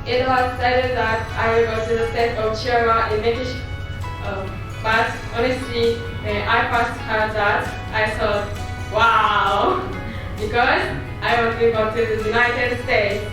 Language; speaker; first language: English; non-native, fluent; Japanese